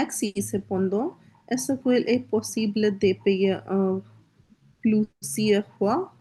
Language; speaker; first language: French; non-native, learner; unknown